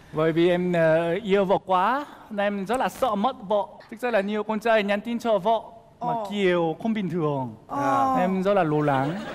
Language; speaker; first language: Vietnamese; non-native, fluent; Korean